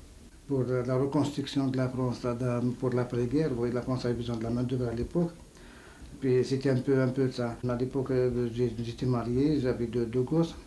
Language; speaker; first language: French; non-native, local second language; Arabic